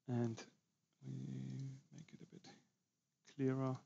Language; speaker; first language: English; non-native, fluent; German